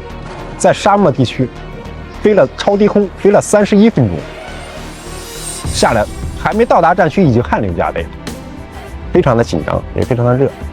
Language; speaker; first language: Chinese; native; Chinese